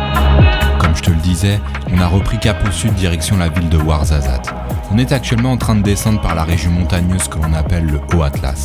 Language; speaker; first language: French; native; French